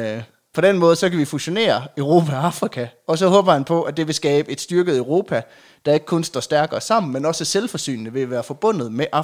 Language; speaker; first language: Danish; native; Danish